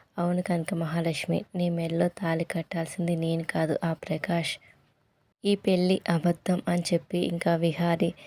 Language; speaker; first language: Telugu; native; Telugu